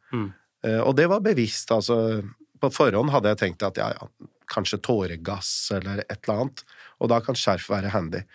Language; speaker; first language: Norwegian; early bilingual, other home language; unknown